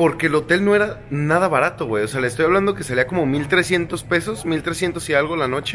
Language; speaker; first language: Spanish; native; Spanish